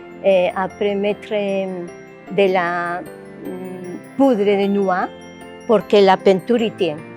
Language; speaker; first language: French; non-native, fluent; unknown